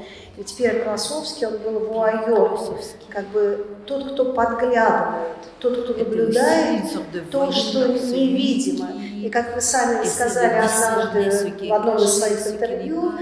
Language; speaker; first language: Russian; native; Russian